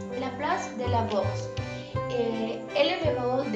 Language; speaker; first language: French; non-native, learner; Spanish